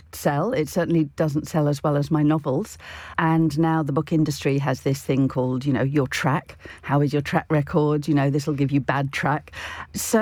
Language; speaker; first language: English; native; English